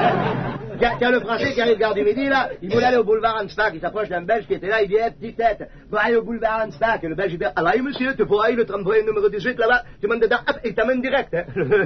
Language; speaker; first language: French; native; French